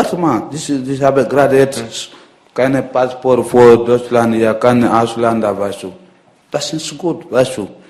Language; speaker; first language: German; non-native, learner; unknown